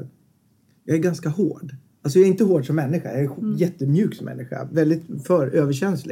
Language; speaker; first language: Swedish; native; Swedish